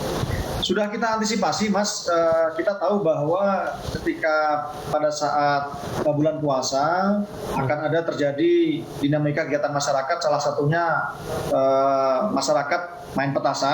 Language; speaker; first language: Indonesian; native; Indonesian